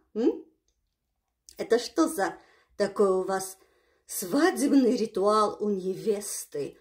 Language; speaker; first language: Russian; non-native, local second language; Armenian